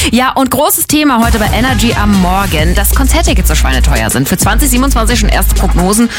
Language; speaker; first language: German; native; German